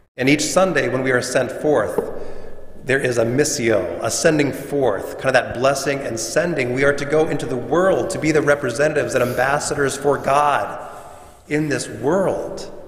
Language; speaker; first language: English; native; English